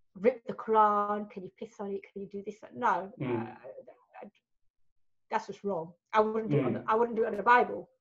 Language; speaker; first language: English; early bilingual, other home language; Hindi